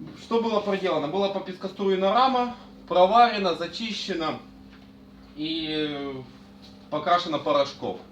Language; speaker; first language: Russian; native; Russian